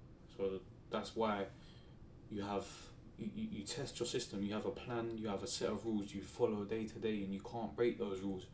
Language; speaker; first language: English; native; English